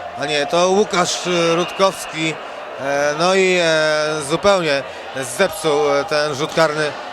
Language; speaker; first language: Polish; native; Polish